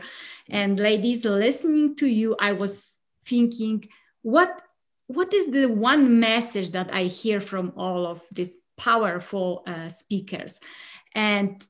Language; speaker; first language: English; non-native, fluent; Polish